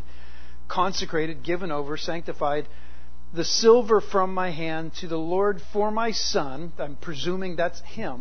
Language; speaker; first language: English; native; English